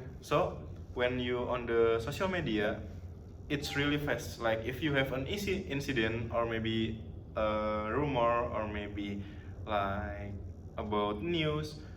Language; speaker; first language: English; non-native, learner; Indonesian